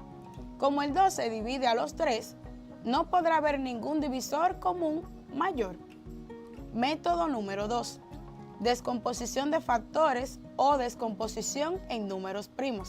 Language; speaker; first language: Spanish; native; Spanish